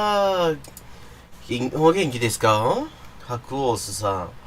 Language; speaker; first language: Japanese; non-native, fluent; English